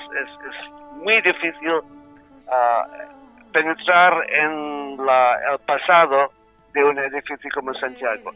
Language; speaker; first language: Spanish; non-native, fluent; English